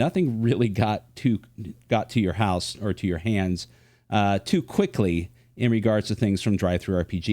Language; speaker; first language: English; native; English